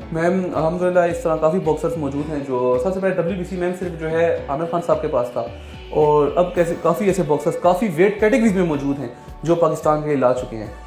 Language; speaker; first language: Urdu; non-native, local second language; Pashto